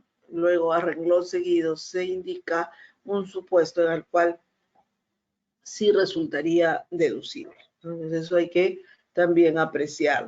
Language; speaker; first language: Spanish; native; Spanish